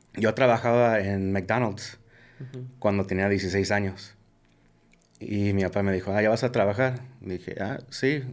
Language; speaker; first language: Spanish; early bilingual, heritage; Spanish